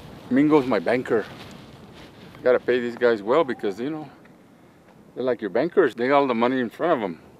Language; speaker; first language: English; early bilingual, other home language; Spanish